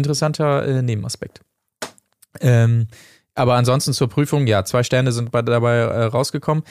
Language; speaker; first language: German; native; German